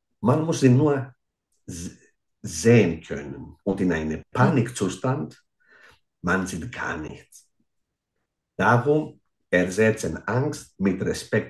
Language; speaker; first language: German; non-native, fluent; Greek